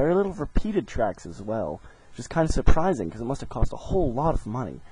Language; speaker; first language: English; native; English